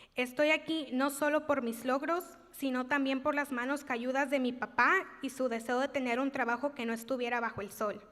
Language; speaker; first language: Spanish; early bilingual, heritage; Spanish